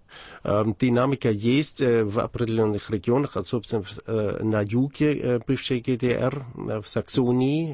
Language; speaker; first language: Russian; non-native, fluent; German